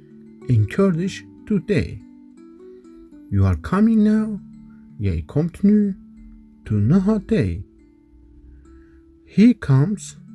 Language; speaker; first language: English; non-native, fluent; Kurdish